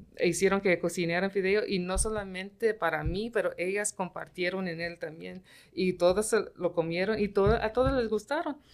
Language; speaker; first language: Spanish; early bilingual, heritage; Spanish